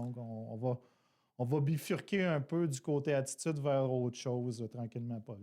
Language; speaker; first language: French; native; French